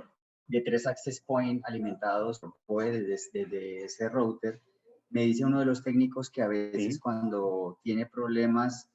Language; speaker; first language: Spanish; native; Spanish